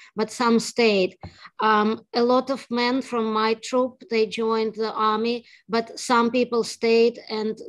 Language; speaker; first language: English; non-native, fluent; Ukrainian